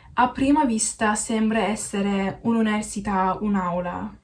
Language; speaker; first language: Italian; non-native, learner; English